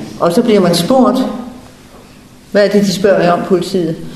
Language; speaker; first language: Danish; native; Danish